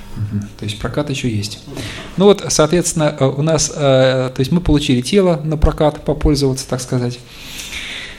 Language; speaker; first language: Russian; native; Russian